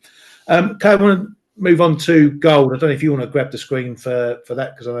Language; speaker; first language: English; native; English